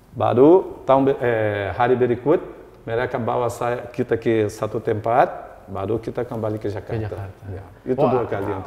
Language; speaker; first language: Indonesian; non-native, fluent; Portuguese